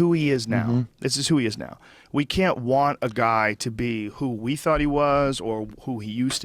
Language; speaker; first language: English; native; English